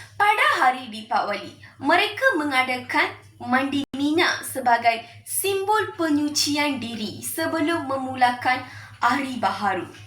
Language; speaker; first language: Malay; non-native, local second language; Tamil